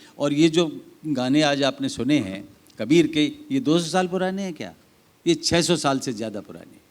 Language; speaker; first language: Hindi; native; Hindi